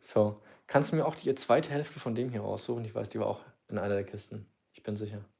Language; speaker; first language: German; native; German